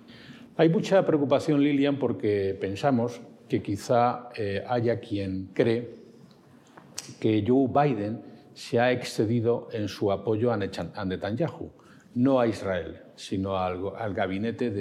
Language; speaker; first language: Spanish; native; Spanish